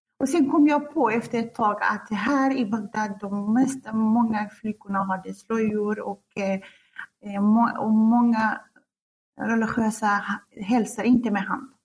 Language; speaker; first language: Swedish; non-native, fluent; Kurdish